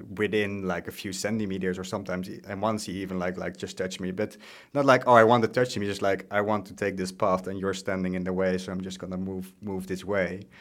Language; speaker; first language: English; non-native, fluent; Dutch